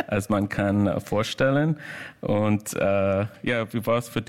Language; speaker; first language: German; non-native, learner; English